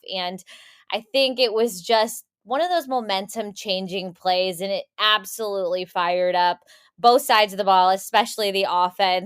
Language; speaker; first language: English; native; English